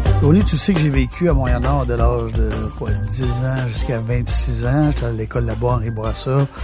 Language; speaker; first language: French; native; French